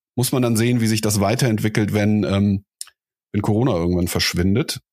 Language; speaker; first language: German; native; German